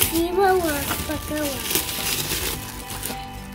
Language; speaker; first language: Russian; early bilingual, heritage; Russian